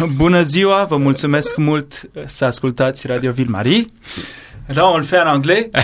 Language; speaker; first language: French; early bilingual, other home language; Romanian